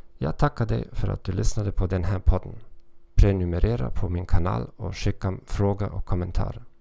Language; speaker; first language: Swedish; non-native, learner; German